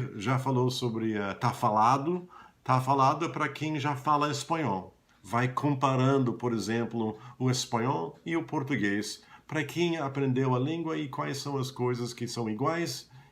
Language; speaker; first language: Portuguese; non-native, fluent; English